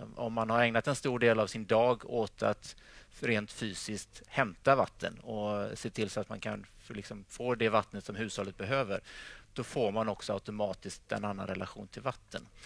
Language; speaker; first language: Swedish; native; Swedish